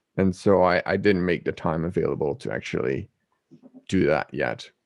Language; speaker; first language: English; non-native, fluent; Dutch